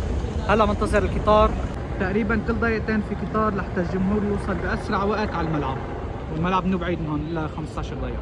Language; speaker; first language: Arabic; native; Arabic